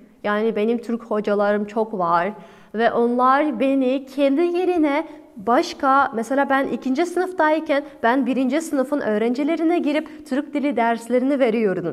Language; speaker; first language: Turkish; non-native, fluent; Kazakh